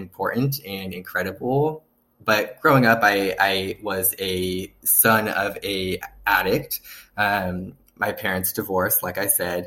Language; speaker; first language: English; native; English